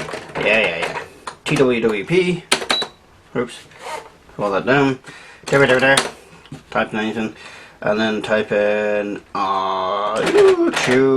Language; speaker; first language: English; native; English